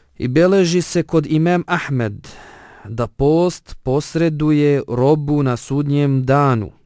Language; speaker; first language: Bosnian; non-native, fluent; Arabic